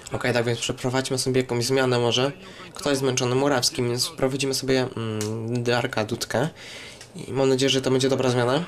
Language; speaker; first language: Polish; native; Polish